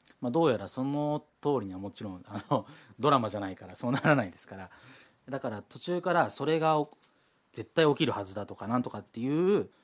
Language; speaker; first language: Japanese; native; Japanese